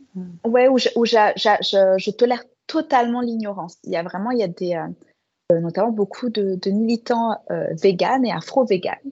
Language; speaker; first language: French; native; French